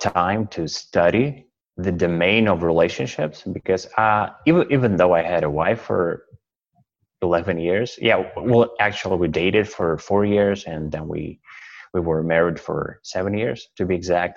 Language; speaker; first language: English; non-native, fluent; Russian